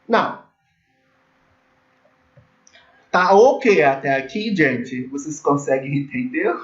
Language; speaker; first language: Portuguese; non-native, learner; English